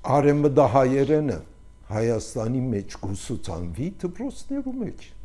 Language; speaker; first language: Armenian; early bilingual, heritage; Armenian